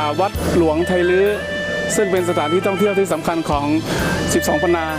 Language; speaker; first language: Thai; native; Thai